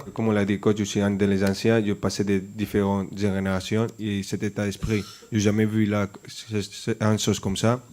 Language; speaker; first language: French; non-native, fluent; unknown